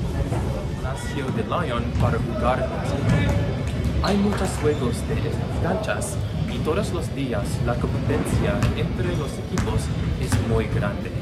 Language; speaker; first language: Spanish; non-native, learner; English